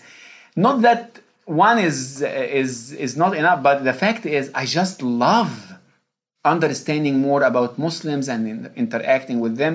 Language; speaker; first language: English; non-native, fluent; Arabic